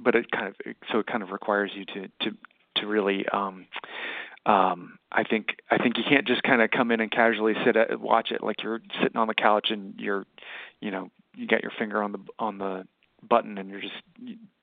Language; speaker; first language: English; native; English